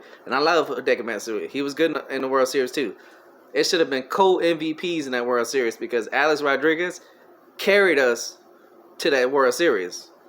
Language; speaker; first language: English; native; English